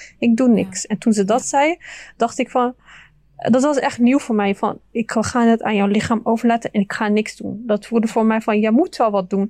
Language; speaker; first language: Dutch; early bilingual, other home language; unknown